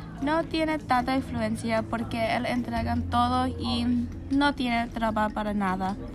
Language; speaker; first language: Spanish; non-native, learner; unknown